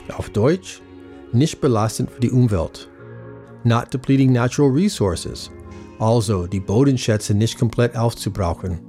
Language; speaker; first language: German; non-native, fluent; English